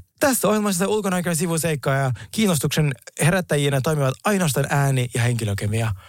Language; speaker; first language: Finnish; native; Finnish